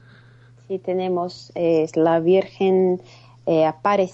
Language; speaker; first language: Spanish; non-native, fluent; Portuguese